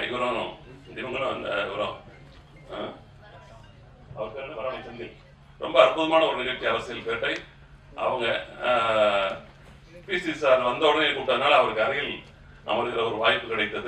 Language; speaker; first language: Tamil; native; Tamil